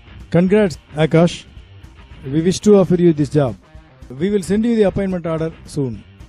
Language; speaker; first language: English; non-native, local second language; Tamil